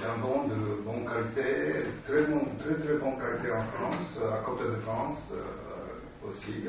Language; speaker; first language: French; non-native, learner; Japanese